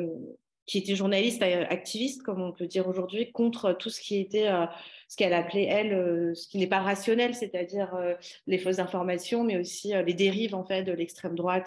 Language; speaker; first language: French; native; French